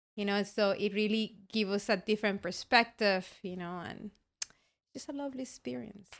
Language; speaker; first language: English; early bilingual, other home language; Spanish